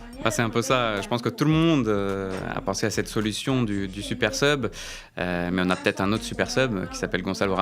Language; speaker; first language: French; native; French